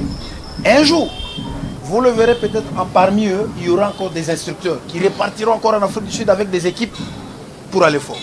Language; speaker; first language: French; non-native, local second language; Lingala